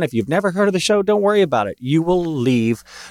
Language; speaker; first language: English; native; English